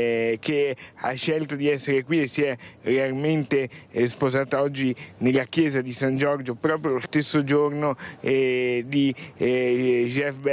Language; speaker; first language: Italian; native; Italian